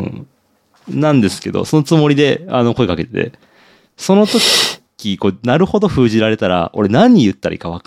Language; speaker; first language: Japanese; native; Japanese